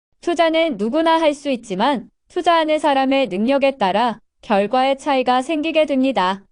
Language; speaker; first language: Korean; native; Korean